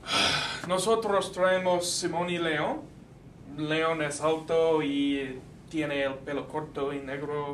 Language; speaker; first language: Spanish; non-native, learner; English